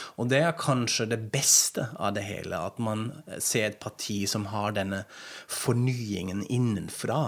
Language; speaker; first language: Norwegian; non-native, fluent; German